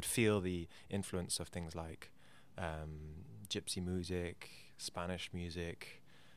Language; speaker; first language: English; native; English